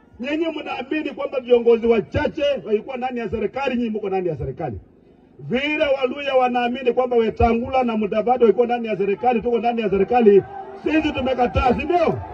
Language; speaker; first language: Swahili; non-native, local second language; Luyia